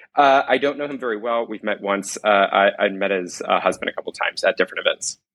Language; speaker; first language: English; native; English